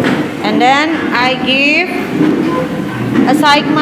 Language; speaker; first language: English; non-native, fluent; Indonesian